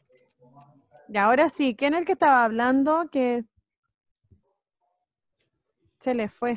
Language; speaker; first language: Spanish; native; Spanish